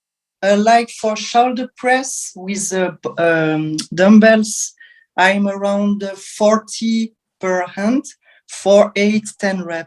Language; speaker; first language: English; non-native, learner; French